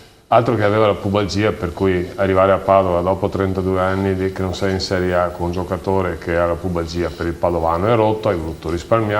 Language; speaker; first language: Italian; native; Italian